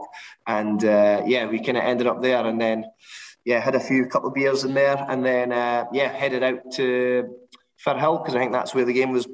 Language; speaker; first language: English; native; English